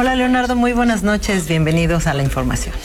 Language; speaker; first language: Spanish; native; Spanish